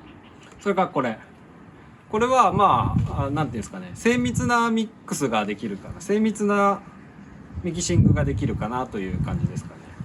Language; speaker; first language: Japanese; native; Japanese